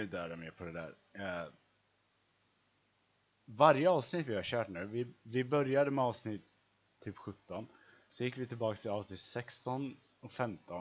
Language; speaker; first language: Swedish; native; Swedish